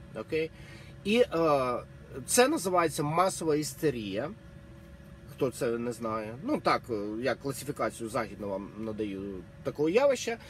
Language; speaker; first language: Ukrainian; non-native, local second language; Russian